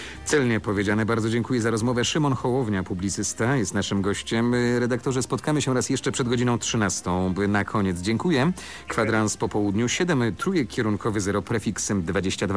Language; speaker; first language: Polish; native; Polish